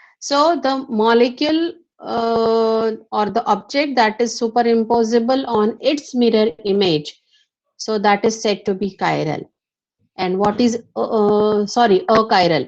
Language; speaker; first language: English; non-native, local second language; Hindi